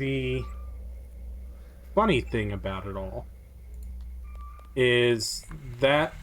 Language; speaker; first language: English; native; English